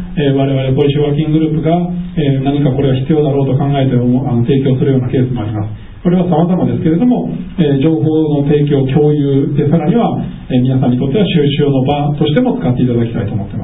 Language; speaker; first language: Japanese; native; Japanese